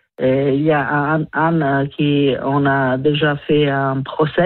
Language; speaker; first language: French; non-native, learner; Italian